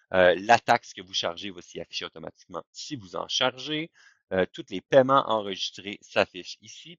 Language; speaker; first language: French; native; French